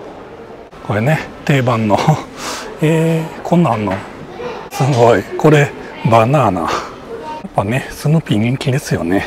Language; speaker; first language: Japanese; native; Japanese